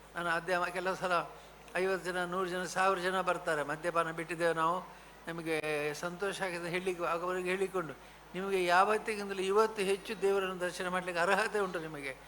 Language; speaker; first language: Kannada; non-native, local second language; Tulu